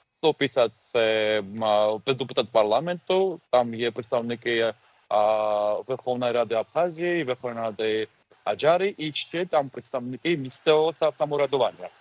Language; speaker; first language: Ukrainian; non-native, fluent; Georgian